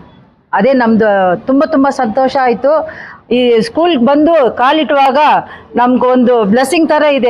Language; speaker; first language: Kannada; non-native, local second language; Tamil